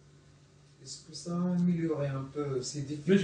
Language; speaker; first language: French; non-native, local second language; Arabic